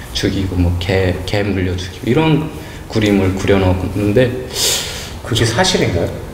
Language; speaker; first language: Korean; native; Korean